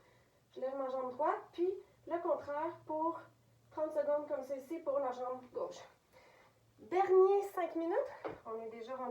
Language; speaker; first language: French; native; French